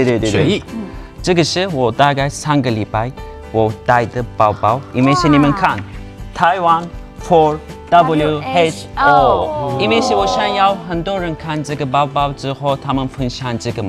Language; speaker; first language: Chinese; non-native, fluent; Turkish